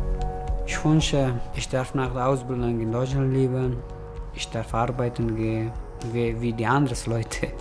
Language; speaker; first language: German; non-native, learner; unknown